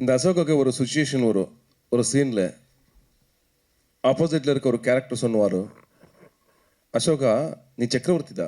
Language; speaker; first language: Tamil; non-native, learner; Kannada